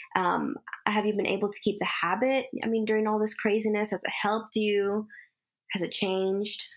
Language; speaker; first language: English; early bilingual, other home language; Spanish